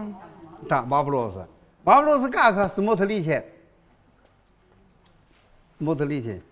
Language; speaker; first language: Russian; non-native, learner; Chinese